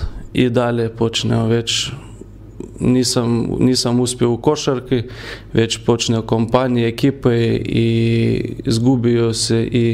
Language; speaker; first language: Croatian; non-native, learner; Lithuanian